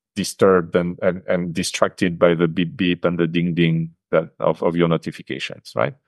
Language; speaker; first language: English; non-native, fluent; French